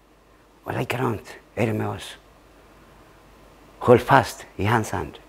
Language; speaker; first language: Swedish; early bilingual, other home language; Spanish